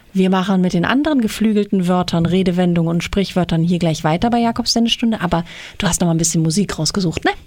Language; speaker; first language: German; native; German